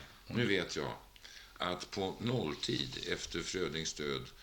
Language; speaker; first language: Swedish; native; Swedish